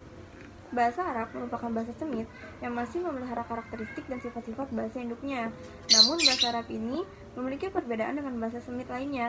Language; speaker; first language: Indonesian; native; Indonesian